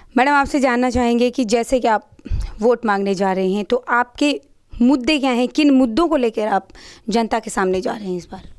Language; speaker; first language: Hindi; native; Hindi